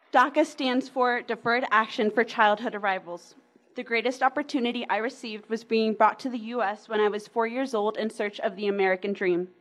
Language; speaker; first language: English; early bilingual, other home language; Spanish